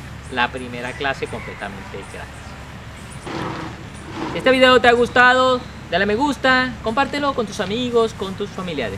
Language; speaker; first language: Spanish; native; Spanish